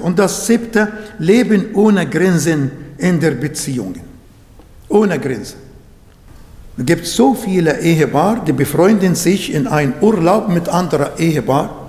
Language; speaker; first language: German; non-native, fluent; Arabic